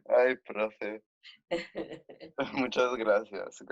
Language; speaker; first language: Spanish; early bilingual, heritage; Spanish